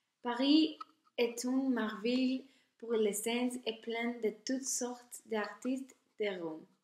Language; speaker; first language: French; non-native, learner; Spanish